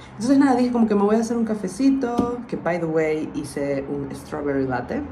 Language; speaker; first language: Spanish; native; Spanish